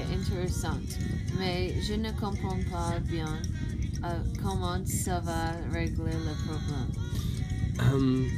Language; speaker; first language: French; non-native, learner; English